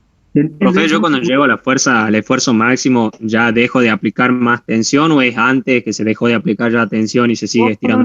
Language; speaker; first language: Spanish; native; Spanish